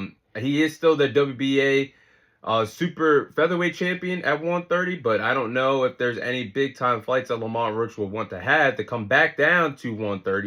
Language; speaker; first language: English; native; English